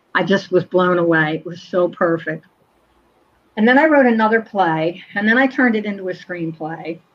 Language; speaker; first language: English; native; English